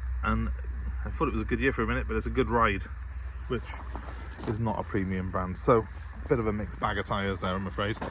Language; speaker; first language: English; native; English